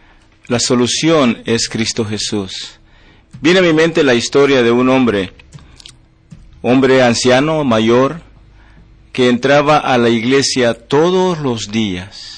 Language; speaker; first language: Spanish; native; Spanish